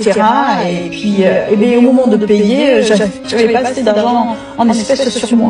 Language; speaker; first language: French; native; French